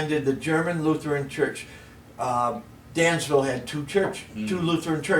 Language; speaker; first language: English; native; English